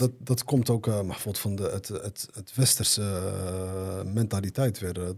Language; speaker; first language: Dutch; early bilingual, other home language; Arabic